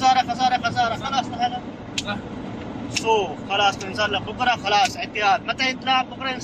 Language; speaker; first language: Arabic; non-native, learner; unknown